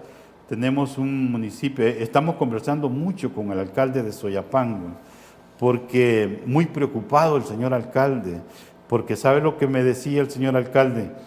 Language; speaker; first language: Spanish; native; Spanish